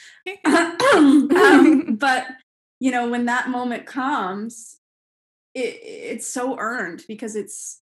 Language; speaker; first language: English; native; English